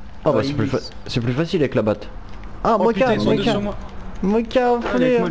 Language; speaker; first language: French; native; French